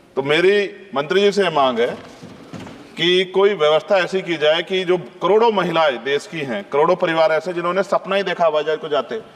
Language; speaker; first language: Hindi; native; Hindi